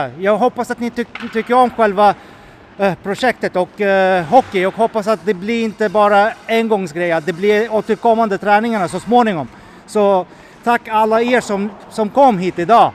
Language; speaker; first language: Swedish; non-native, fluent; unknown